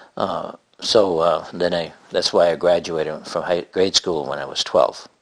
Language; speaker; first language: English; native; English